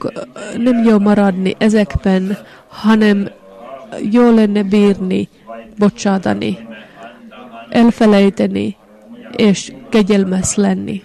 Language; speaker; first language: Hungarian; non-native, fluent; Finnish